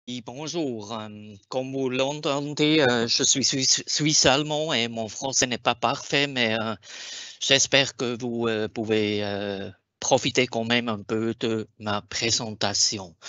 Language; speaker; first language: French; non-native, local second language; German